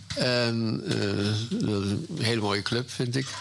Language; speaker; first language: Dutch; native; Dutch